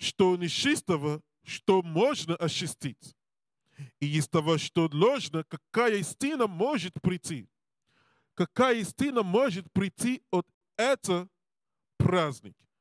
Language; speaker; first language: Russian; non-native, learner; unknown